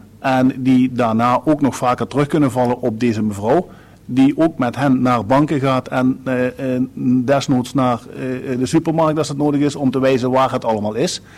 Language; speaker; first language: Dutch; native; Dutch